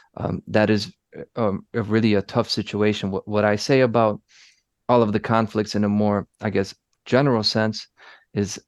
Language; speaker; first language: English; early bilingual, other home language; Polish